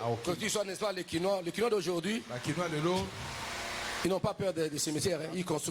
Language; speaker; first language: French; non-native, local second language; Lingala